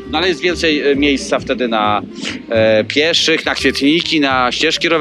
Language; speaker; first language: Polish; native; Polish